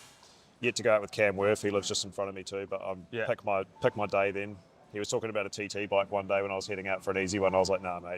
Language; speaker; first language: English; native; English